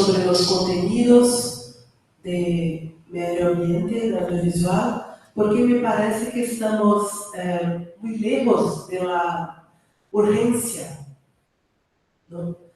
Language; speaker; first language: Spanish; non-native, fluent; Portuguese